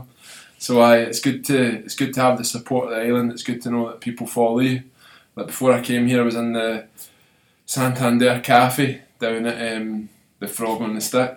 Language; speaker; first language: English; native; English